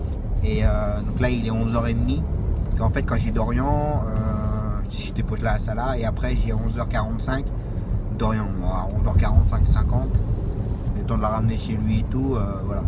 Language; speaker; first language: French; native; French